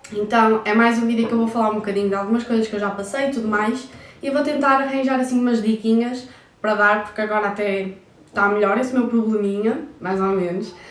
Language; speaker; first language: Portuguese; early bilingual, heritage; Portuguese